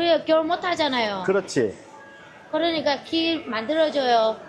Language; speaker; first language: Korean; non-native, fluent; Vietnamese